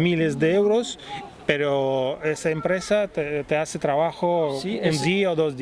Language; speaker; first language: Spanish; non-native, fluent; Russian